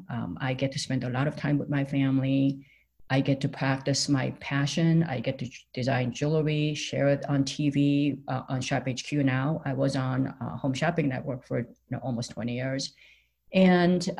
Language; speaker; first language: English; non-native, fluent; Korean